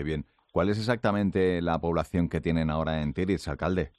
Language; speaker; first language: Spanish; native; Spanish